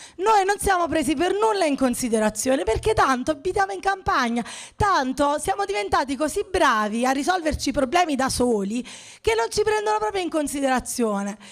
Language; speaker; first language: Italian; native; Italian